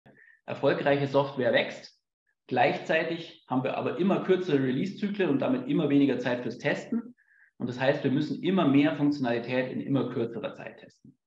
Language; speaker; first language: German; native; German